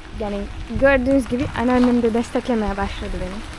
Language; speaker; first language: Turkish; non-native, fluent; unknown